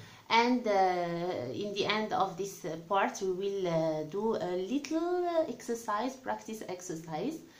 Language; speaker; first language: English; non-native, fluent; Arabic